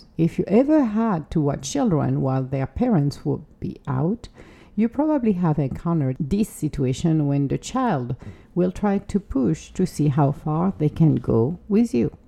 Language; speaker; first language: English; non-native, fluent; French